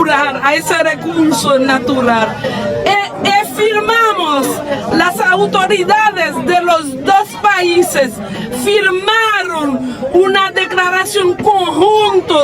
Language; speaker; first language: Spanish; non-native, fluent; Haitian Creole